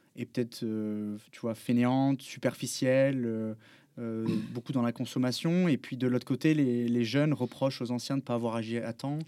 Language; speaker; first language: French; native; French